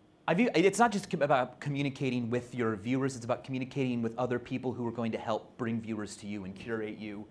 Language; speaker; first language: English; native; English